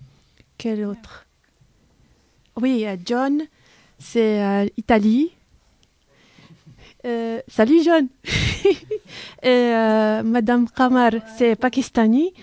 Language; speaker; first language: French; non-native, learner; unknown